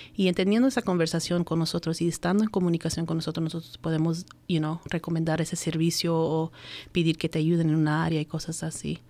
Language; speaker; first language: Spanish; early bilingual, heritage; Spanish